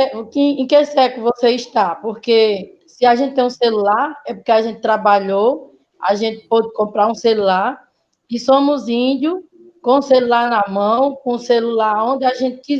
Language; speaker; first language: Portuguese; native; Portuguese